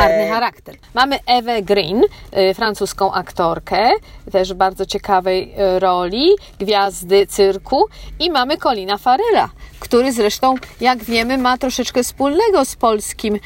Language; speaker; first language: Polish; native; Polish